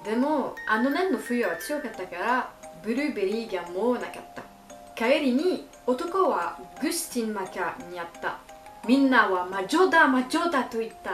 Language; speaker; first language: Japanese; non-native, learner; French